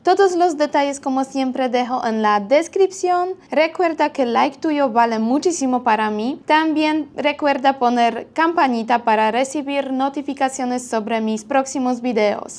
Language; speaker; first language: Spanish; non-native, fluent; Polish